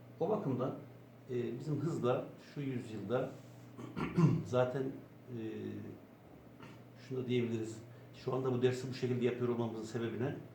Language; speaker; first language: Turkish; native; Turkish